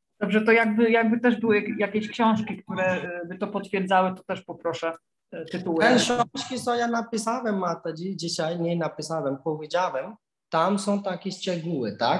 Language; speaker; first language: Polish; non-native, learner; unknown